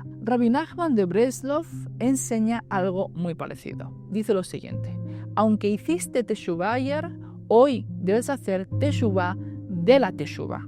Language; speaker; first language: Spanish; native; Spanish